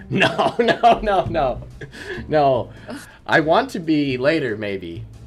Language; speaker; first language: English; native; English